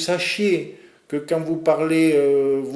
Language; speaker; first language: French; native; French